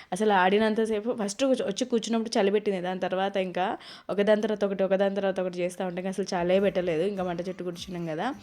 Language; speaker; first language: Telugu; native; Telugu